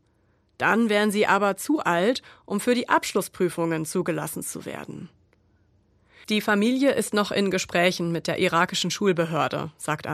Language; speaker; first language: German; native; German